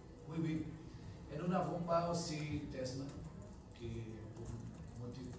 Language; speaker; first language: French; non-native, fluent; Portuguese